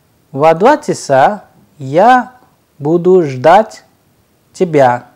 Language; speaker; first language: Russian; non-native, fluent; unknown